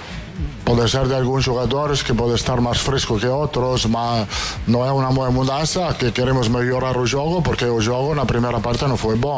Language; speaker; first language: Portuguese; non-native, fluent; Italian